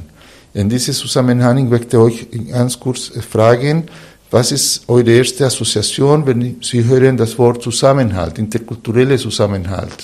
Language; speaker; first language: German; non-native, fluent; Spanish